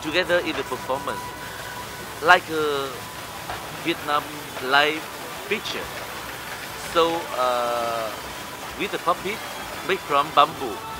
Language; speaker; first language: English; non-native, learner; Vietnamese